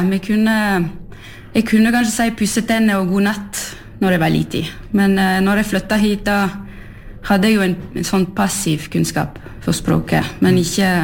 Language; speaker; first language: Norwegian; early bilingual, heritage; French